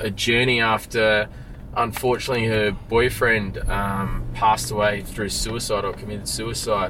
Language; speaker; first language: English; native; English